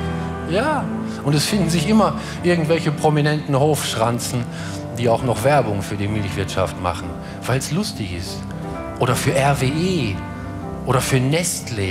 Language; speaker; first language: German; native; German